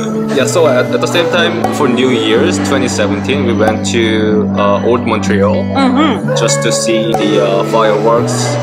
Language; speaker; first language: English; non-native, fluent; Korean